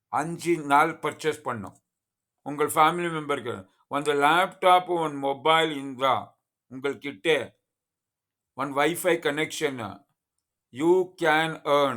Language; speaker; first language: Tamil; non-native, learner; Kannada